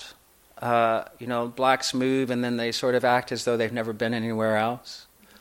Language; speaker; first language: English; native; English